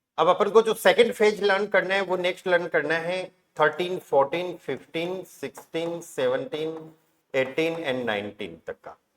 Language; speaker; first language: Hindi; native; Hindi